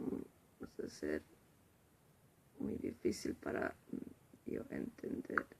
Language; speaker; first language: Spanish; non-native, learner; Swedish